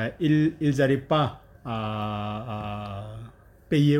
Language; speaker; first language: French; non-native, learner; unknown